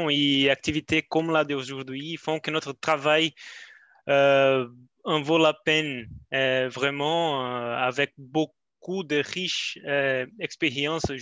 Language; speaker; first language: French; non-native, learner; Portuguese